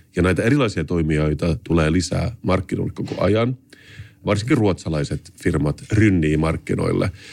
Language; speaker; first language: Finnish; native; Finnish